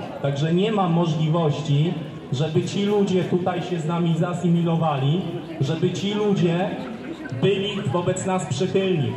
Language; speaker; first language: Polish; native; Polish